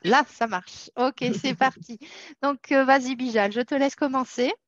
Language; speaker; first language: French; native; French